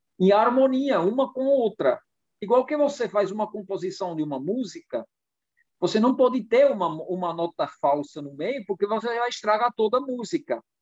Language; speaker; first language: Portuguese; non-native, fluent; German